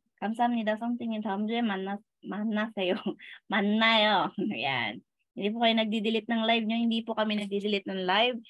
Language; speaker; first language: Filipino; native; Filipino